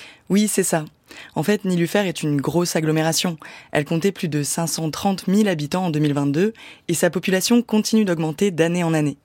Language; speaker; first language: French; native; French